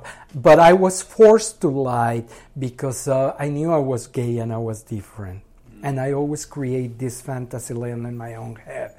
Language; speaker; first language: English; non-native, fluent; Spanish